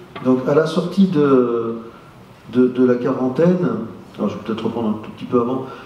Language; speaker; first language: French; native; French